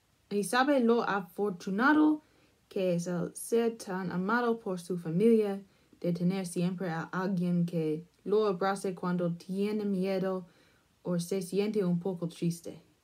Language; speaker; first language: Spanish; non-native, learner; English